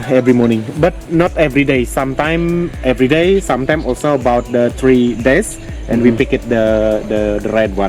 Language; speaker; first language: English; non-native, learner; Indonesian